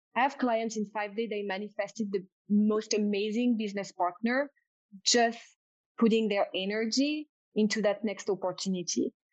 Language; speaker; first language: English; non-native, fluent; French